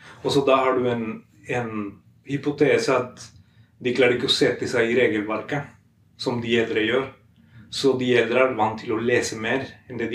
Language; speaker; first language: Norwegian; non-native, fluent; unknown